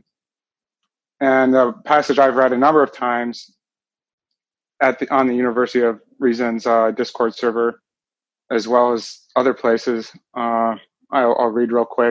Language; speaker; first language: English; native; English